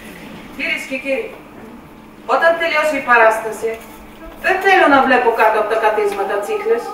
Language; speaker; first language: Greek; non-native, fluent; Bulgarian